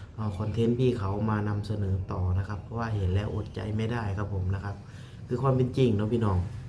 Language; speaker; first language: Thai; native; Thai